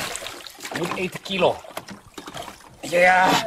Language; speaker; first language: English; non-native, learner; Indonesian